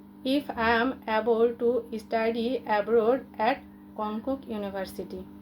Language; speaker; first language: English; non-native, local second language; Bangla